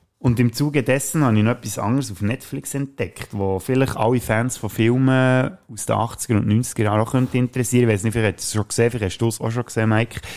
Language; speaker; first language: German; native; German